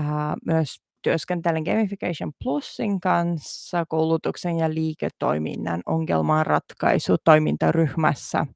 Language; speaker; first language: Finnish; non-native, learner; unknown